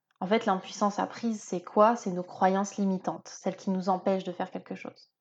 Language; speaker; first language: French; native; French